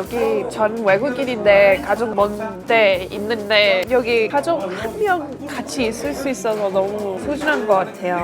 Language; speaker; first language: Korean; non-native, fluent; English